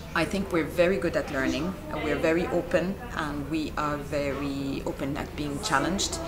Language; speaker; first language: English; non-native, fluent; Arabic